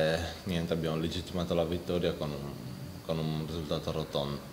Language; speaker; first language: Italian; native; Italian